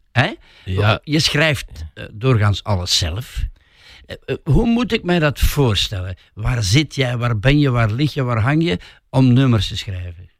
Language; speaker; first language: Dutch; native; Dutch